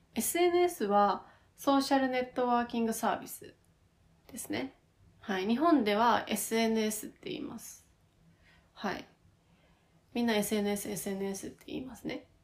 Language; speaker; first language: Japanese; native; Japanese